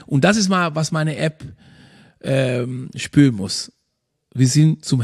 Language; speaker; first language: German; non-native, fluent; Spanish